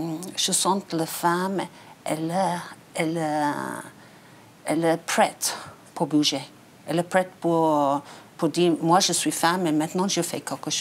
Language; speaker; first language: French; non-native, learner; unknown